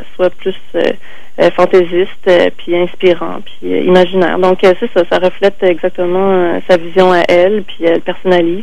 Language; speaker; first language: French; native; French